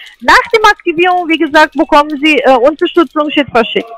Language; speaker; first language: German; non-native, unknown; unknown